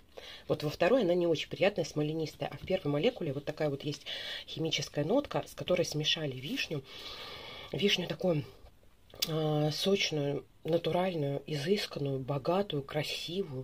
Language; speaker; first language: Russian; native; Russian